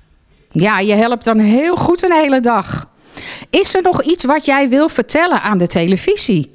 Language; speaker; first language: Dutch; native; Dutch